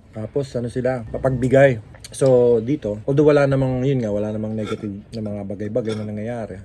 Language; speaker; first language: Filipino; native; Filipino